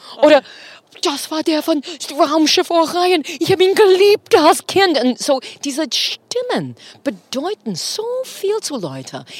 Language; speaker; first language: German; non-native, fluent; English